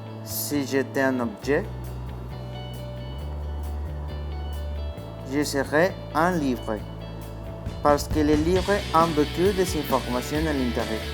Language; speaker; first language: French; non-native, learner; Spanish